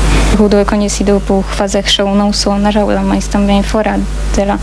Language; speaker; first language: Portuguese; non-native, fluent; Polish